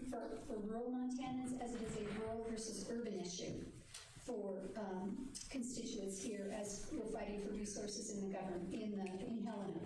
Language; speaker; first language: English; native; English